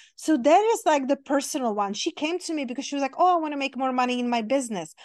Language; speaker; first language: English; non-native, fluent; Czech